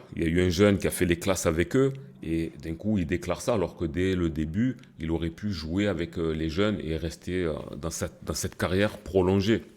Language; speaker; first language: French; early bilingual, other home language; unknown